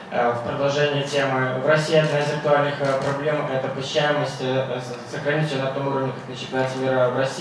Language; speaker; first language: Russian; native; Russian